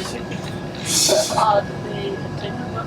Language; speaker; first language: English; native; English